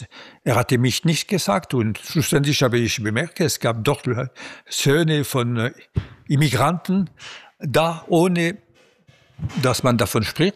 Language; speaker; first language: German; non-native, local second language; French